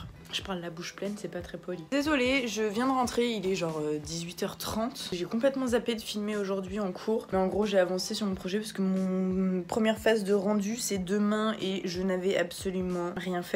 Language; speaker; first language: French; native; French